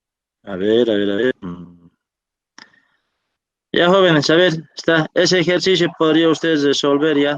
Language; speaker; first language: Spanish; native; Spanish